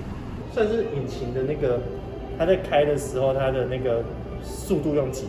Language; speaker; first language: Chinese; native; Chinese